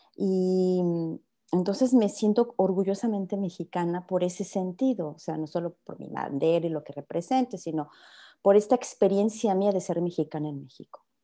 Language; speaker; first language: Spanish; native; Spanish